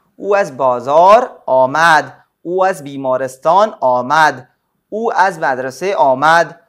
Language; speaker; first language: Persian; non-native, fluent; Urdu